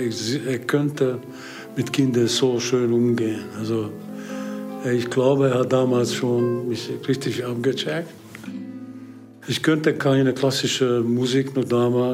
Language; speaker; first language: German; non-native, learner; Hungarian